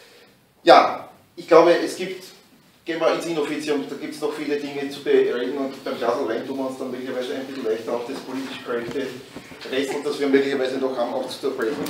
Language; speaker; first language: German; native; German